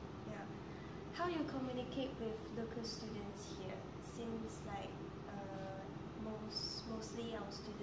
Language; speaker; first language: English; non-native, learner; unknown